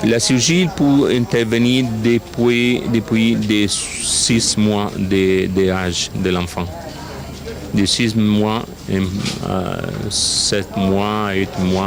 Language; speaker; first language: French; non-native, fluent; Italian